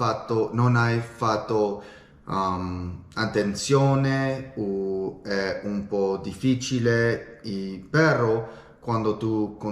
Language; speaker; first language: Italian; non-native, learner; English